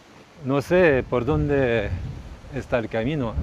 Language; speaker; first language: Spanish; non-native, learner; French